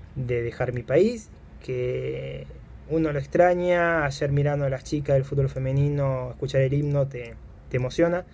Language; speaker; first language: Spanish; native; Spanish